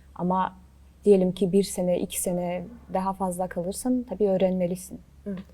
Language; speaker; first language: Turkish; non-native, fluent; Kazakh